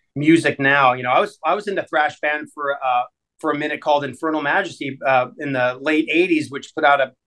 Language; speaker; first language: English; native; English